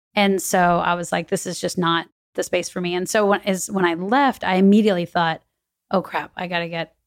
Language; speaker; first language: English; native; English